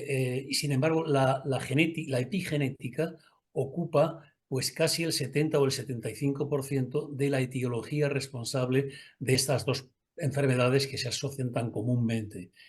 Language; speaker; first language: Spanish; native; Spanish